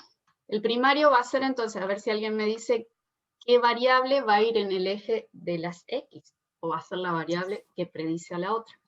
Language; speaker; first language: Spanish; native; Spanish